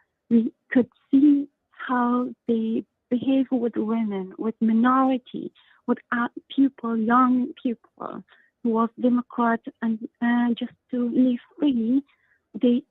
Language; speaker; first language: English; non-native, learner; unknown